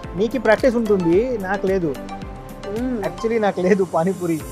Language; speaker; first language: Telugu; non-native, learner; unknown